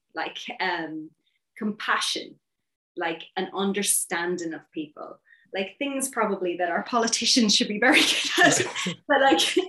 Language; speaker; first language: English; native; English